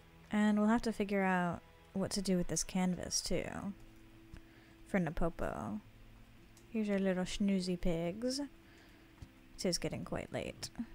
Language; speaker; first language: English; native; English